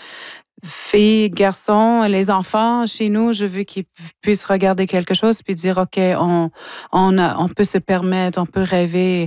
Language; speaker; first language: French; non-native, local second language; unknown